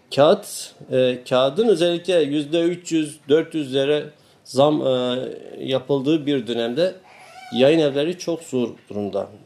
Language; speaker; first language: Turkish; non-native, local second language; Kurdish